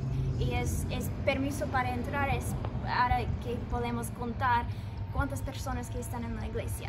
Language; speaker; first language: Spanish; non-native, learner; English